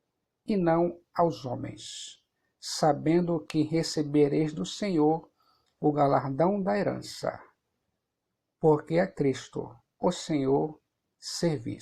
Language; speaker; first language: Portuguese; native; Portuguese